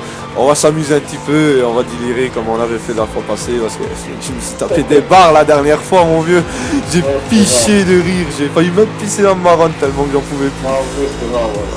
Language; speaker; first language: French; native; French